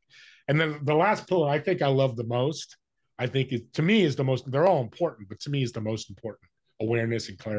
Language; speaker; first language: English; native; English